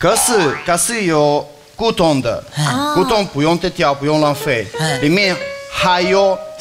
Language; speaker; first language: Chinese; non-native, learner; Russian